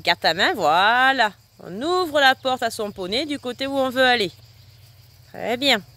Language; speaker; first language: French; native; French